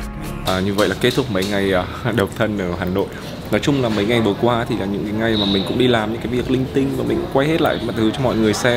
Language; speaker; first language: Vietnamese; native; Vietnamese